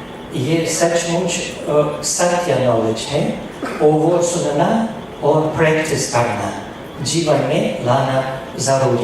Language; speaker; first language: Hindi; non-native, fluent; Russian